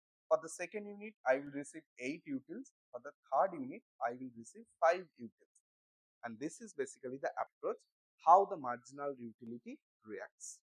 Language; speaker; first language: English; non-native, local second language; Bangla